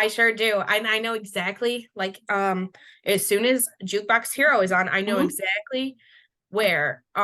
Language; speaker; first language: English; native; English